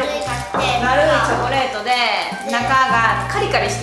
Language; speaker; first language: Japanese; native; Japanese